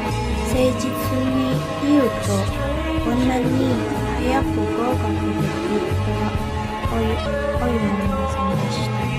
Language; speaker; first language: Japanese; non-native, learner; Indonesian